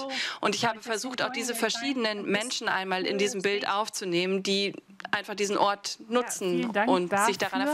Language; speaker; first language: German; non-native, fluent; Russian